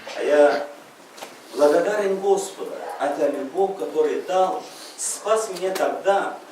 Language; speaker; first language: Russian; non-native, local second language; Uzbek